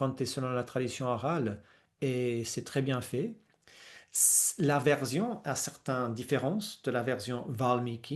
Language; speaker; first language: French; non-native, fluent; English